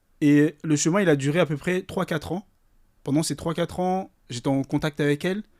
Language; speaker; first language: French; early bilingual, other home language; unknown